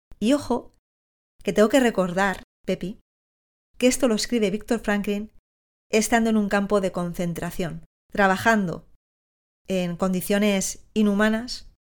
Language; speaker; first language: Spanish; native; Spanish